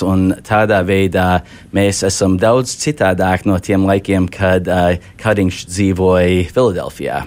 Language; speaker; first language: Latvian; early bilingual, heritage; Latvian